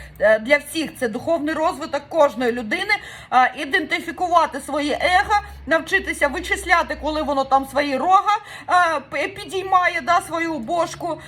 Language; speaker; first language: Ukrainian; non-native, local second language; Russian